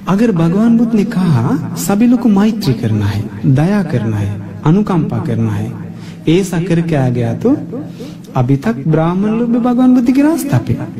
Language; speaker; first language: Hindi; non-native, fluent; Sinhala